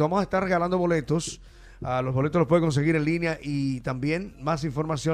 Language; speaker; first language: Spanish; native; Spanish